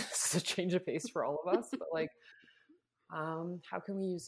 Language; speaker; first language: English; native; English